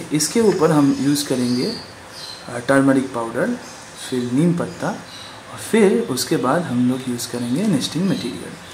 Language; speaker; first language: Hindi; non-native, local second language; Bangla